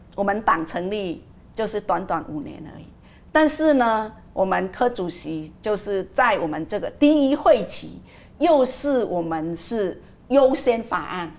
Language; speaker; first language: Chinese; non-native, fluent; Vietnamese